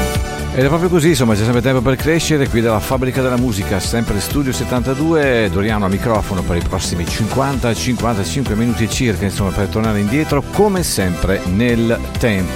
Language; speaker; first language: Italian; native; Italian